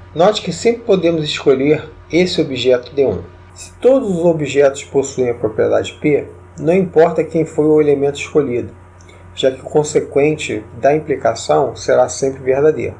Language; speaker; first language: Portuguese; native; Portuguese